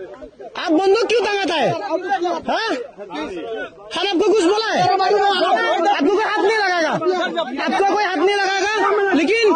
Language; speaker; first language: Hindi; non-native, learner; Bangla